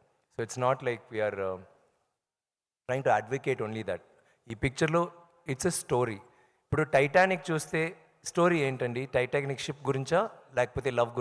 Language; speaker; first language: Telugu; non-native, learner; Tamil